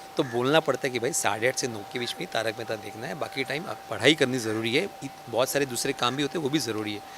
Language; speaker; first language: Hindi; non-native, local second language; Marathi